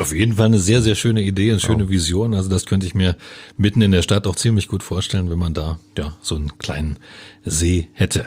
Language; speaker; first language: German; native; German